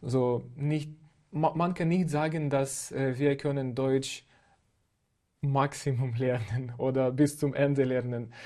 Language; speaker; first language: German; non-native, fluent; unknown